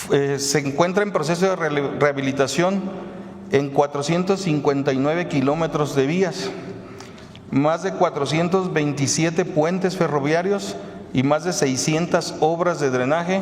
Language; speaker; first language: Spanish; native; Spanish